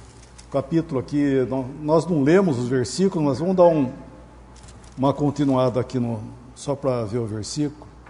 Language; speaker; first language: Portuguese; native; Portuguese